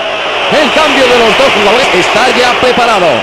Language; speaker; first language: Spanish; native; Spanish